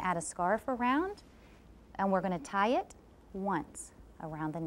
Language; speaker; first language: English; native; English